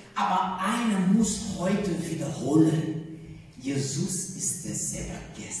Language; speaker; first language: German; non-native, learner; Portuguese